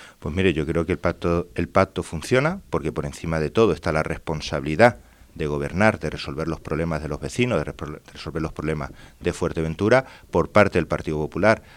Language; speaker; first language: Spanish; native; Spanish